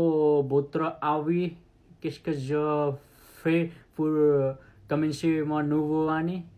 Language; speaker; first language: French; non-native, learner; Nepali